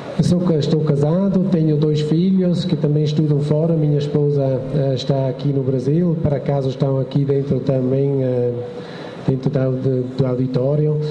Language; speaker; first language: Portuguese; non-native, fluent; Italian